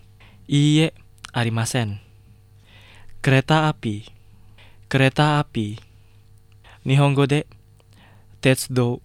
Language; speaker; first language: Japanese; non-native, fluent; Indonesian